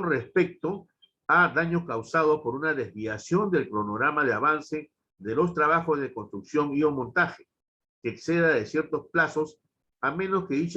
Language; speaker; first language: Spanish; native; Spanish